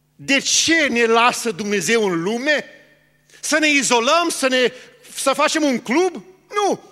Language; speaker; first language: Romanian; early bilingual, heritage; Romanian